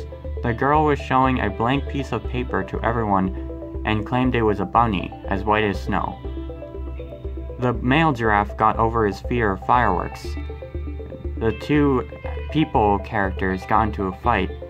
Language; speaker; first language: English; native; English